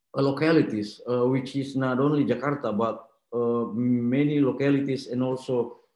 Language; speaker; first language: English; non-native, fluent; Indonesian